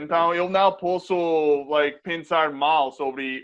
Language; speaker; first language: Portuguese; non-native, fluent; English